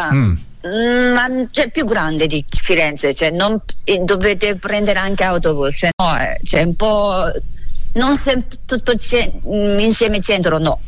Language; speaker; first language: Italian; non-native, learner; Japanese